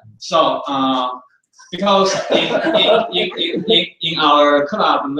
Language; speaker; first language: English; non-native, fluent; Chinese